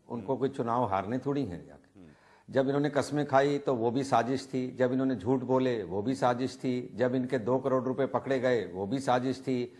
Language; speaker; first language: Hindi; native; Hindi